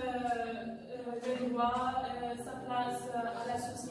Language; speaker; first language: French; non-native, learner; Arabic